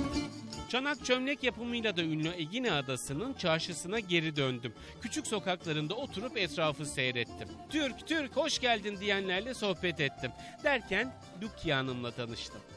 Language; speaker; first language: Turkish; native; Turkish